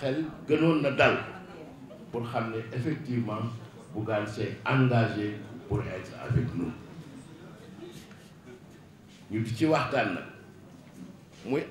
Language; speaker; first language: French; non-native, local second language; Wolof